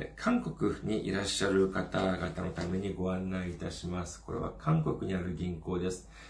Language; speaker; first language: Japanese; non-native, fluent; Korean